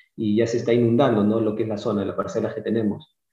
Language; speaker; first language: Spanish; early bilingual, other home language; English